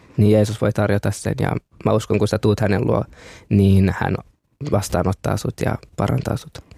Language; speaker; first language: Finnish; early bilingual, other home language; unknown